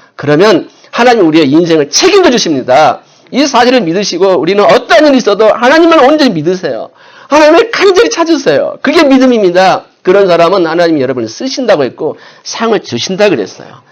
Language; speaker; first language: Korean; native; Korean